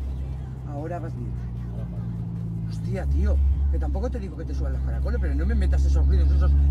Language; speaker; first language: Spanish; native; Spanish